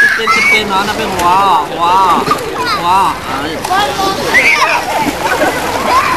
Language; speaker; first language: Chinese; native; Chinese